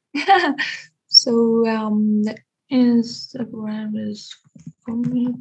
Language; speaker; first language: English; non-native, fluent; Persian